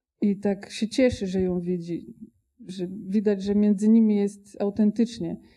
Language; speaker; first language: Polish; non-native, fluent; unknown